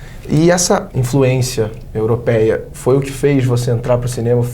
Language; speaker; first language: Portuguese; native; Portuguese